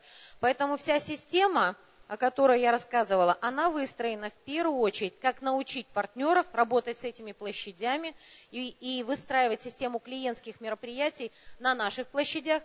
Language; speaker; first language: Russian; native; Russian